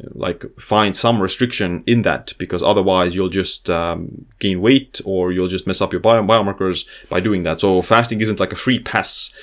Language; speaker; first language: English; non-native, fluent; Estonian